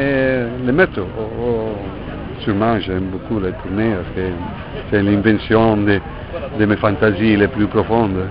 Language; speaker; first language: French; non-native, fluent; Italian